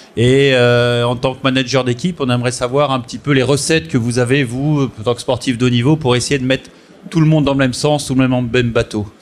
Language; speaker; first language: French; native; French